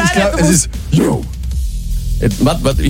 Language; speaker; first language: German; native; German